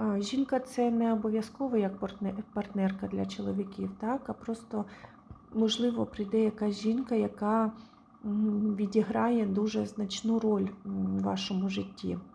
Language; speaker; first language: Ukrainian; non-native, local second language; Russian